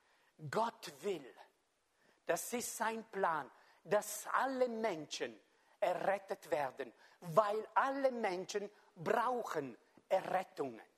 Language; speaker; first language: German; non-native, fluent; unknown